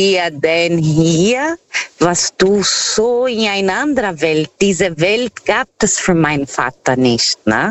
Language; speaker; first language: German; non-native, learner; Portuguese